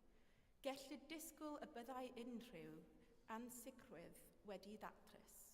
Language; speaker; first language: Welsh; non-native, fluent; English